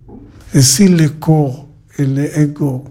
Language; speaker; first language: French; non-native, learner; Hebrew